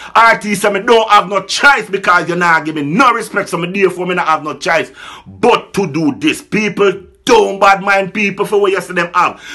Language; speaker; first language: English; non-native, local second language; Jamaican Creole English